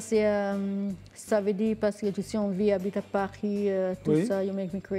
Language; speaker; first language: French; non-native, learner; English